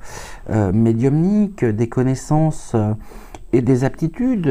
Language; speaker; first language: French; native; French